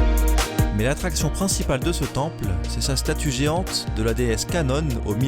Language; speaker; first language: French; native; French